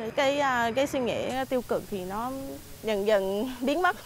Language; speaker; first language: Vietnamese; non-native, fluent; Thai